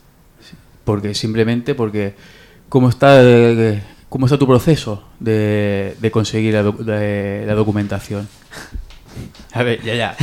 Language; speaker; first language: Spanish; native; Spanish